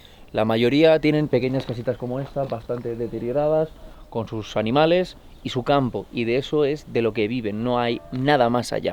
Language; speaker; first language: Spanish; native; Spanish